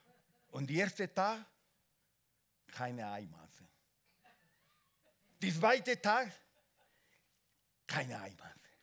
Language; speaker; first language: German; non-native, learner; Spanish